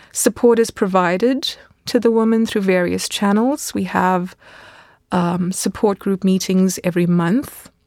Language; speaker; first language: English; native; English